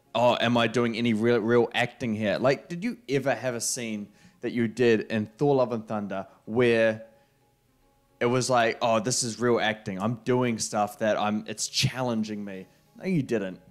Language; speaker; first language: English; native; English